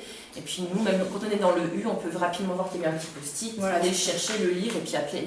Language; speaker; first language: French; native; French